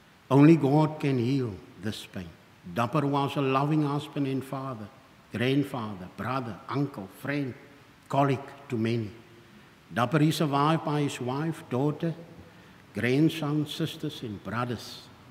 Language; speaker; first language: English; non-native, local second language; Afrikaans